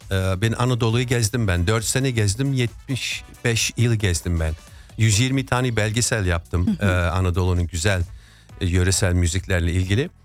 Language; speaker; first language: Turkish; non-native, fluent; English